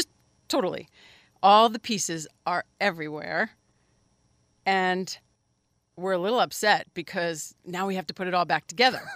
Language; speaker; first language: English; native; English